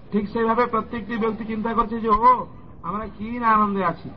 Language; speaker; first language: Bangla; non-native, fluent; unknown